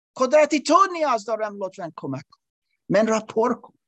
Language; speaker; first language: Persian; non-native, learner; English